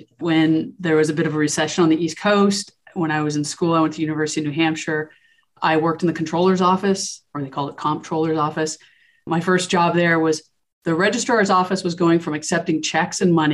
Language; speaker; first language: English; native; English